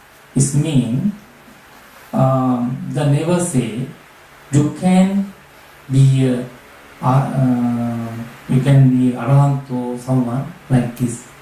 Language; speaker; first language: English; non-native, learner; Sinhala